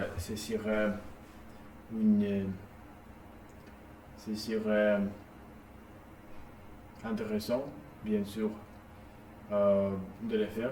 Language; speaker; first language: French; non-native, learner; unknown